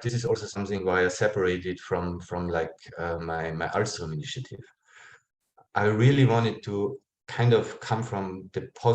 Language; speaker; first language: English; non-native, fluent; German